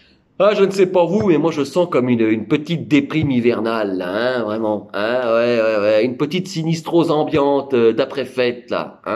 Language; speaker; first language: French; native; French